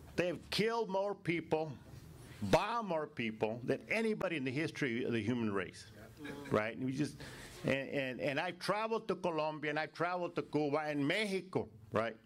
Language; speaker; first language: English; native; English